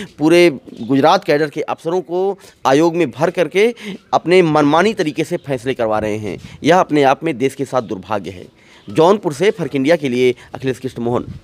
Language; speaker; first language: Hindi; native; Hindi